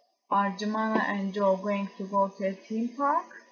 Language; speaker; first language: English; non-native, fluent; Turkish